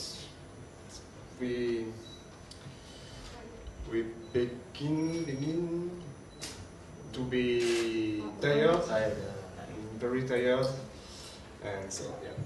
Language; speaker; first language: English; non-native, learner; French